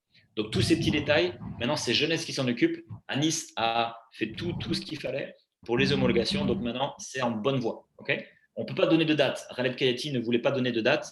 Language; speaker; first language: French; native; French